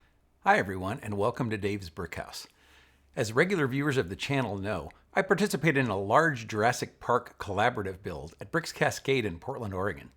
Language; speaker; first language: English; native; English